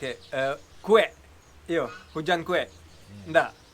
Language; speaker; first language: Indonesian; native; Indonesian